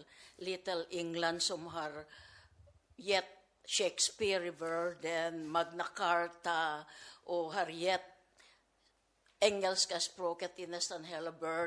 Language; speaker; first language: Swedish; non-native, fluent; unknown